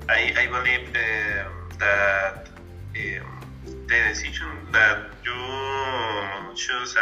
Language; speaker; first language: English; non-native, learner; Spanish